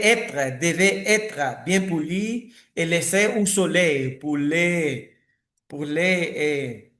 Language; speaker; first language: French; non-native, learner; Spanish